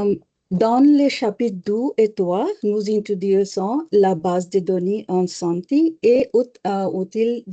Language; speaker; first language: French; non-native, learner; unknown